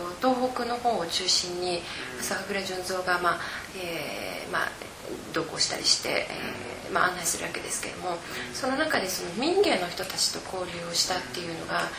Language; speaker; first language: Japanese; native; Japanese